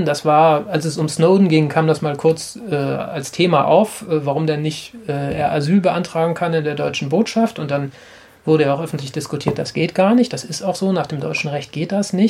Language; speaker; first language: German; native; German